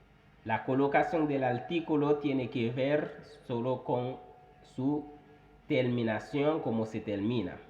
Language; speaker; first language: Spanish; non-native, fluent; Haitian Creole